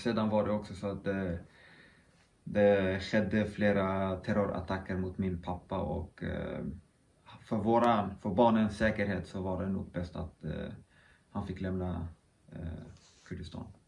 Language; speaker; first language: Swedish; early bilingual, other home language; Kurdish